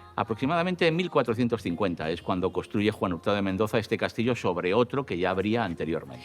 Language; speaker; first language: Spanish; native; Spanish